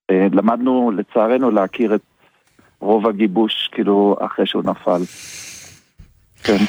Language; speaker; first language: Hebrew; early bilingual, other home language; German